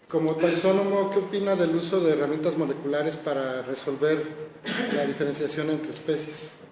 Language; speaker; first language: Spanish; native; Spanish